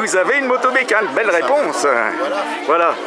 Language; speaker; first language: French; native; French